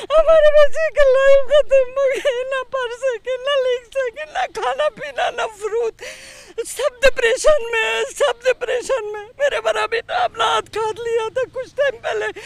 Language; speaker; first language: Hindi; non-native, fluent; Persian